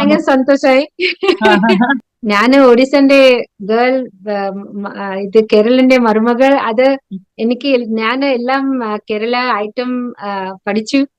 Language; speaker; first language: Malayalam; non-native, local second language; Odia